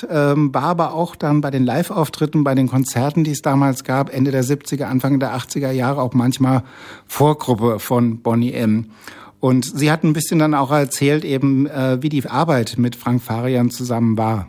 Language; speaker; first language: German; native; German